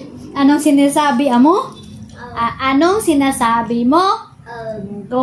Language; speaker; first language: Filipino; non-native, local second language; Cebuano